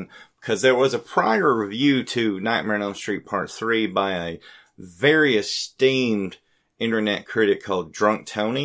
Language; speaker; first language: English; native; English